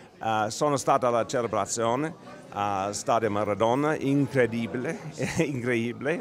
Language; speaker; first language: Italian; non-native, learner; English